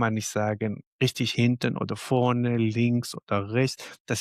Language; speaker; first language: German; non-native, fluent; Arabic